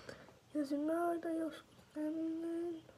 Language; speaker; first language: Finnish; early bilingual, other home language; Persian